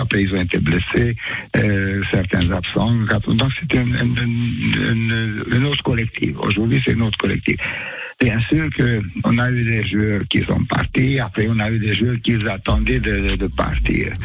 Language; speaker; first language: French; non-native, fluent; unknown